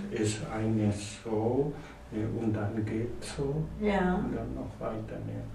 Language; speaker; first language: German; non-native, learner; Spanish